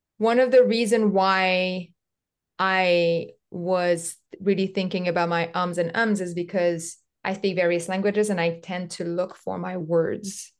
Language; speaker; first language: English; non-native, local second language; French